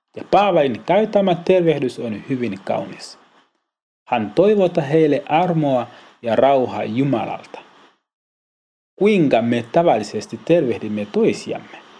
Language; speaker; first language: Finnish; non-native, learner; Swahili